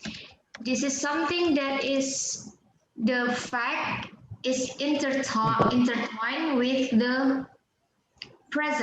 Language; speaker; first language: English; non-native, fluent; Indonesian